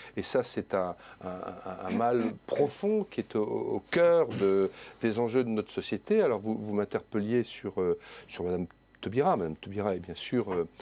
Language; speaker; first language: French; native; French